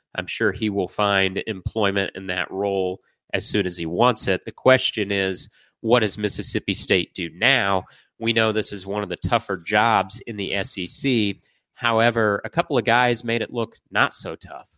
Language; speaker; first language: English; native; English